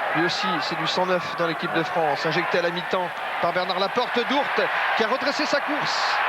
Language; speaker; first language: French; native; French